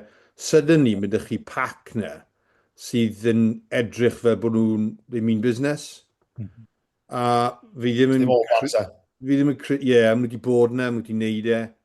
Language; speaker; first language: Welsh; native; Welsh